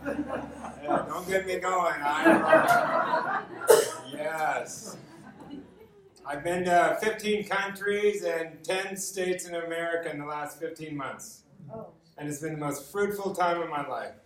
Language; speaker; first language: English; native; English